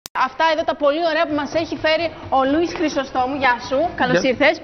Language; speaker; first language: Greek; native; Greek